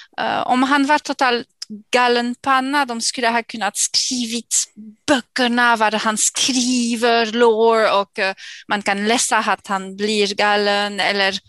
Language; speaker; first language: Swedish; non-native, fluent; English